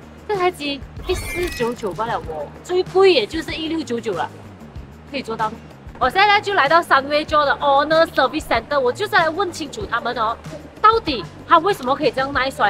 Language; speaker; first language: Chinese; native; Chinese